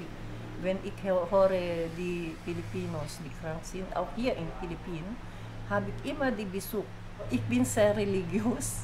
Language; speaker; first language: German; non-native, fluent; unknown